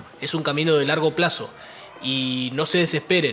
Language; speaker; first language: Spanish; native; Spanish